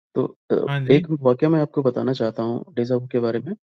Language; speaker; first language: Hindi; native; Hindi